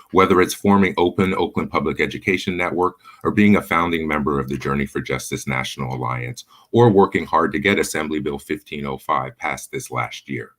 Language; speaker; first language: English; native; English